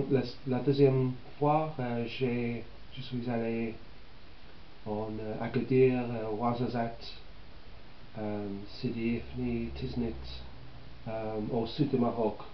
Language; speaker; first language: French; non-native, learner; English